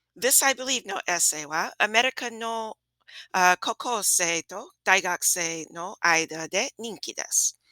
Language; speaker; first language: Japanese; non-native, fluent; English